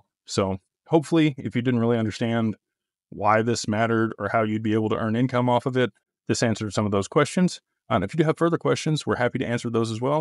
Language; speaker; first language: English; native; English